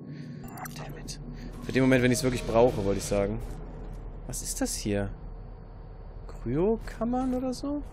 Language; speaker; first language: German; native; German